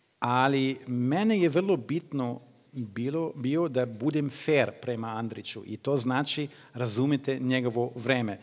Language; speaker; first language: Serbian; non-native, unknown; German